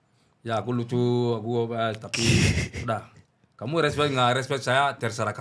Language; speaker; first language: Indonesian; non-native, learner; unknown